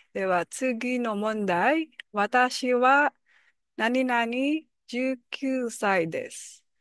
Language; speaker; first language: Japanese; non-native, learner; Filipino